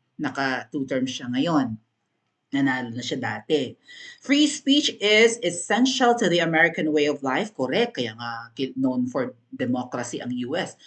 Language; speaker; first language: Filipino; native; Filipino